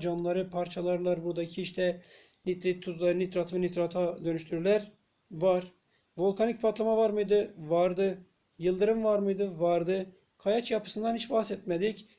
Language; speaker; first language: Turkish; native; Turkish